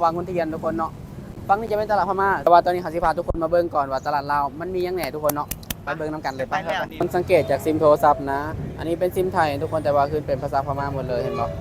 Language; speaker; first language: Thai; non-native, local second language; Northeastern Thai